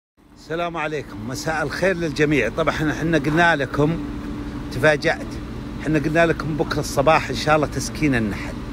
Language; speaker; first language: Arabic; native; Arabic